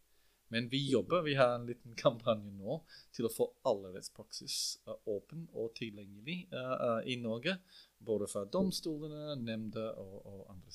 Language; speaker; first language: Norwegian; non-native, fluent; English